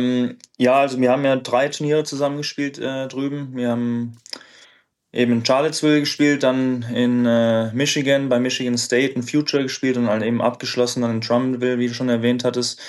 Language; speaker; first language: German; native; German